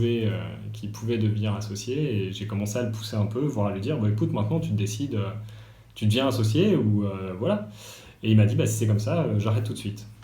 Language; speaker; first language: French; native; French